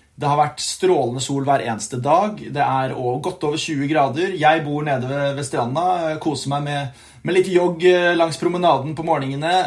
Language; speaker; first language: Norwegian; early bilingual, heritage; Norwegian